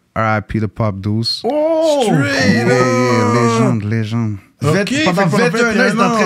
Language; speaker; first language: French; early bilingual, other home language; English